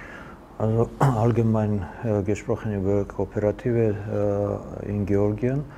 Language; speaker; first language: German; non-native, learner; Georgian